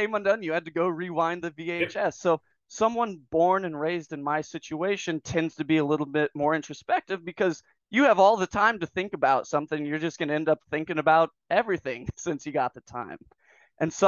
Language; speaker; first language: English; native; English